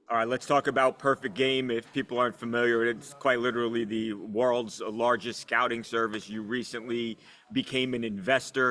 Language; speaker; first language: English; native; English